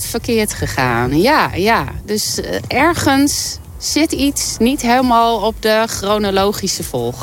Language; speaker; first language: Dutch; native; Dutch